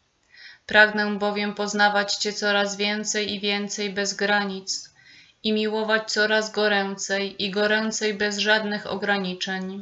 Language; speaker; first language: Polish; native; Polish